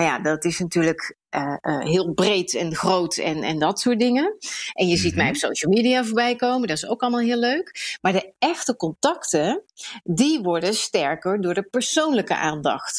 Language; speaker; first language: Dutch; native; Dutch